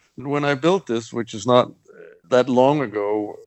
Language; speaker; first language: English; non-native, fluent; Danish